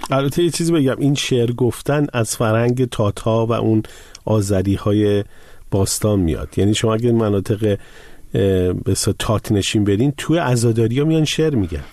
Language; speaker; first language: Persian; non-native, local second language; Azerbaijani